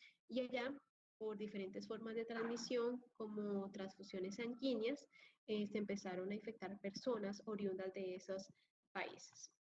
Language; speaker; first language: Spanish; native; Spanish